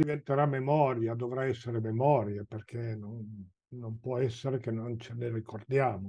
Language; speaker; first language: Italian; native; Italian